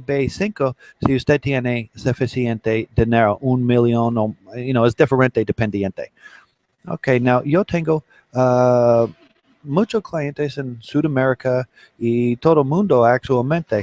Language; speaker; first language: Spanish; non-native, learner; English